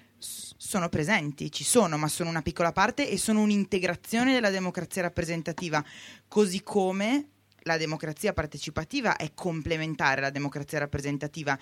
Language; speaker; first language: Italian; native; Italian